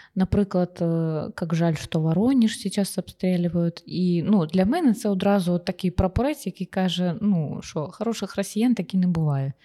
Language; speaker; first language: Ukrainian; native; Ukrainian